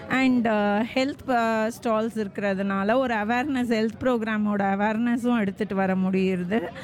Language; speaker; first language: Tamil; native; Tamil